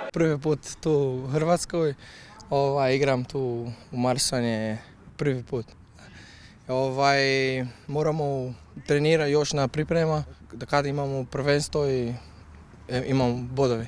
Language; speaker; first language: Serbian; non-native, learner; Portuguese